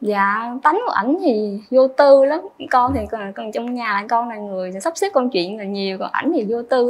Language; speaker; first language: Vietnamese; native; Vietnamese